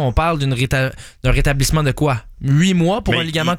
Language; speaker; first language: French; native; French